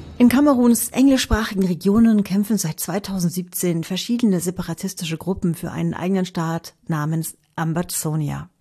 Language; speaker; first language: German; native; German